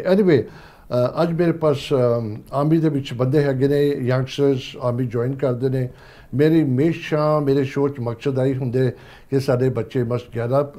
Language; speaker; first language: Punjabi; native; Punjabi